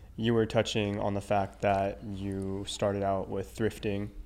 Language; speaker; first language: English; native; English